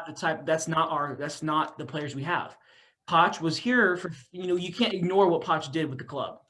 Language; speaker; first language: English; native; English